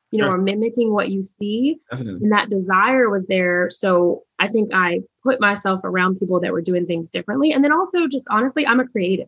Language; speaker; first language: English; native; English